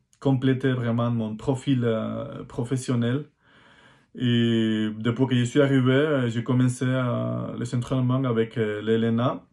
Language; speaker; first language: French; non-native, fluent; Spanish